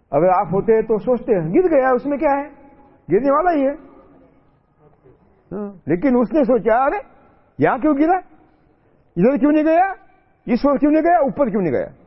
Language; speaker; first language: Hindi; non-native, local second language; Marathi